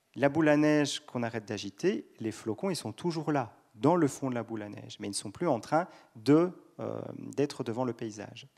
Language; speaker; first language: French; native; French